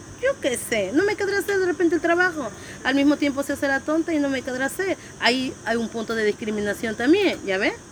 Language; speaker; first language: Spanish; native; Spanish